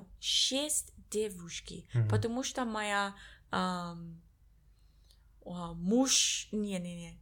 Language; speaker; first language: Russian; non-native, learner; English